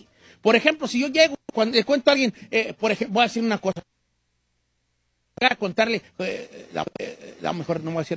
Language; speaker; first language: Spanish; native; Spanish